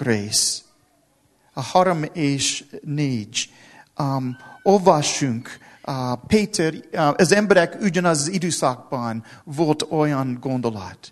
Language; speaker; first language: Hungarian; non-native, learner; English